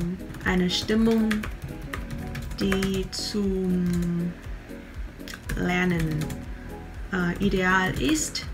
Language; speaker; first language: German; non-native, fluent; Vietnamese